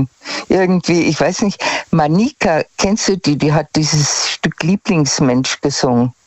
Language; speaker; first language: German; native; German